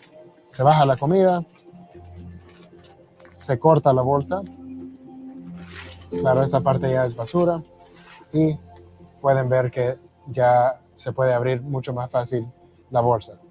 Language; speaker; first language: Spanish; early bilingual, heritage; Spanish